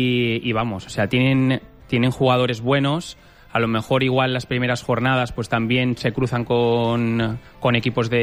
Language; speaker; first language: Spanish; native; Spanish